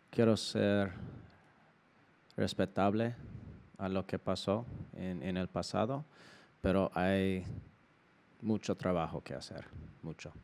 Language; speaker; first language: Spanish; non-native, learner; English